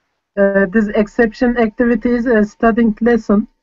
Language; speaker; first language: English; non-native, fluent; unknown